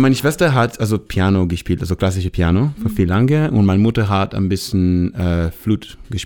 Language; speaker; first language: German; non-native, learner; Hebrew